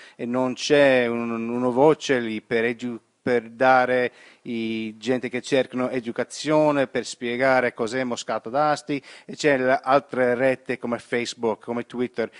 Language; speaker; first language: Italian; non-native, learner; English